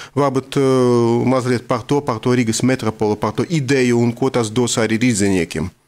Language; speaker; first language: Latvian; non-native, local second language; Russian